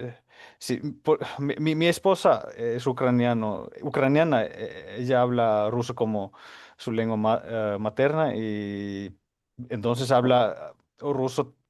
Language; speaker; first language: Spanish; non-native, fluent; Finnish